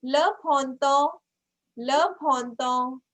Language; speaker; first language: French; non-native, fluent; Hindi